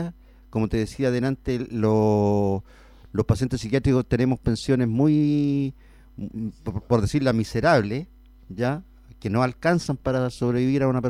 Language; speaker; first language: Spanish; native; Spanish